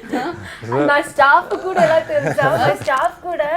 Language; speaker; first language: Telugu; non-native, learner; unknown